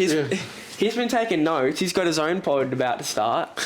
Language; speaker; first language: English; native; English